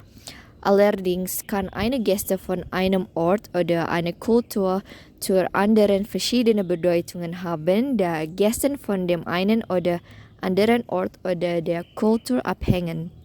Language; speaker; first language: German; non-native, learner; Indonesian